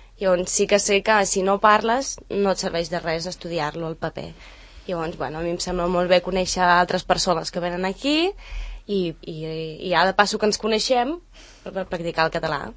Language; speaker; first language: Catalan; non-native, fluent; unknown